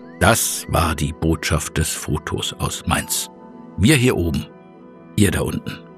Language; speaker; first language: German; native; German